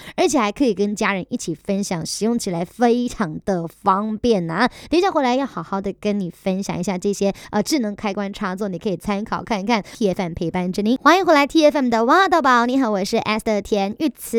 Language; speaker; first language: Chinese; native; Chinese